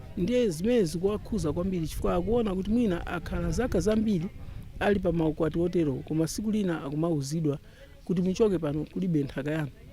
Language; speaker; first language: Nyanja; native; Nyanja